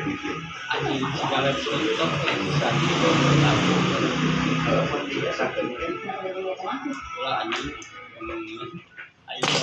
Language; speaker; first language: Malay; non-native, local second language; Sundanese